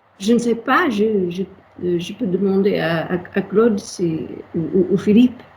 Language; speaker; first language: French; non-native, fluent; English